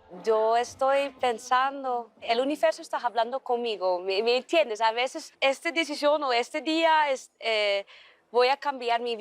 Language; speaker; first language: Spanish; early bilingual, heritage; Dutch